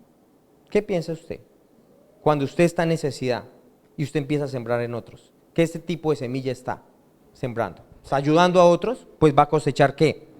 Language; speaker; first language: Spanish; native; Spanish